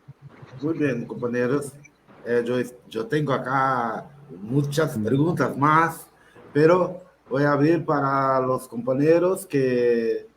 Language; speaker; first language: Spanish; non-native, local second language; Portuguese